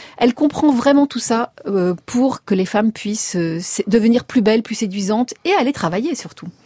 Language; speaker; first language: French; native; French